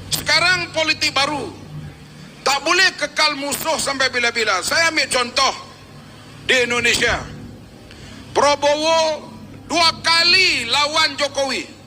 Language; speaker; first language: Malay; native; Malay